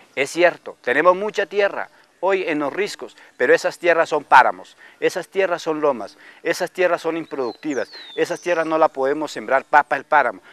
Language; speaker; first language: Spanish; non-native, local second language; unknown